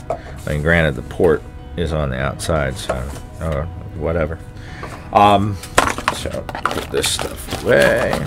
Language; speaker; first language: English; native; English